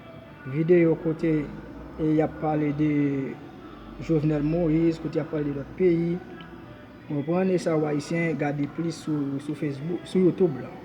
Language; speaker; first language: French; non-native, learner; Haitian Creole